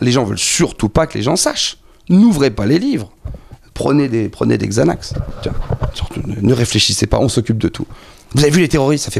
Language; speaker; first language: French; native; French